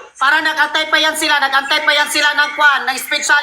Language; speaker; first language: Filipino; non-native, local second language; Cebuano